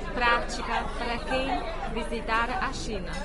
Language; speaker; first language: Portuguese; non-native, fluent; Chinese